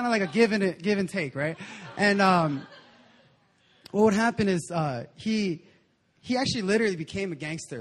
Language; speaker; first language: English; native; English